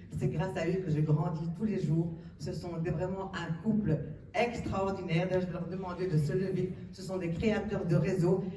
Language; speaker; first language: French; early bilingual, other home language; Arabic